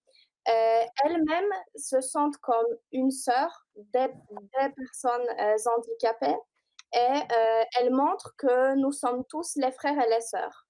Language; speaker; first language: French; non-native, learner; Polish